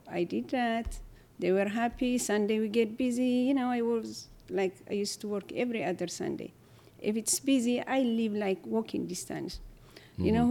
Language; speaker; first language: English; non-native, learner; Tigrinya